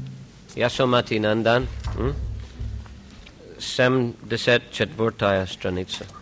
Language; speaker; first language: Russian; non-native, fluent; English